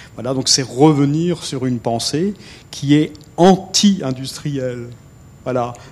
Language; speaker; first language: French; native; French